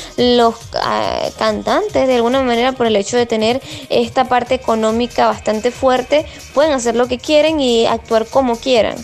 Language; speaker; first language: Spanish; native; Spanish